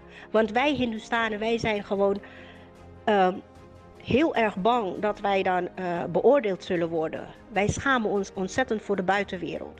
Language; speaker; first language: Dutch; native; Dutch